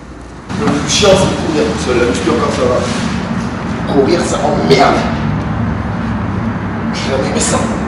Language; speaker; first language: French; native; French